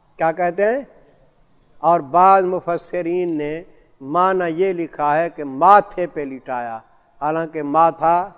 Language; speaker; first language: Urdu; native; Urdu